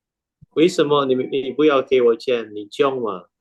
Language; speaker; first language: Chinese; non-native, learner; Indonesian